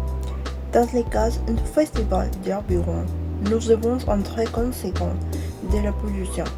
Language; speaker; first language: French; non-native, learner; Spanish